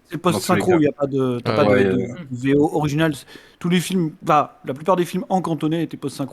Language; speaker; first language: French; native; French